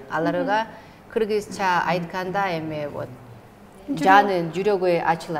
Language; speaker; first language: Kyrgyz; non-native, learner; Korean